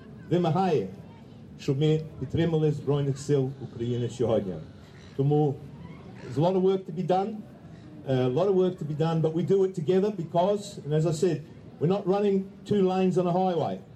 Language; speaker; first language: English; early bilingual, other home language; Ukrainian